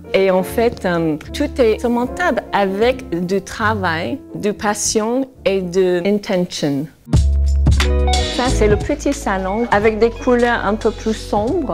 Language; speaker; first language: French; non-native, fluent; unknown